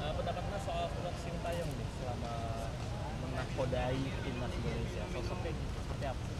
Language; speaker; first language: Indonesian; native; Indonesian